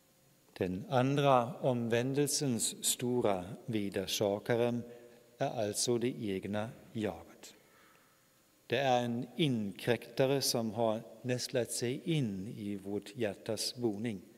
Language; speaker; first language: Swedish; non-native, fluent; German